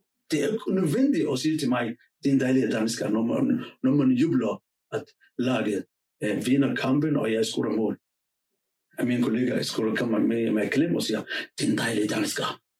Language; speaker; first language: Norwegian; non-native, fluent; Somali